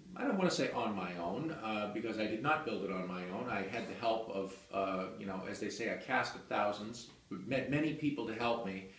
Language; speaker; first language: English; native; English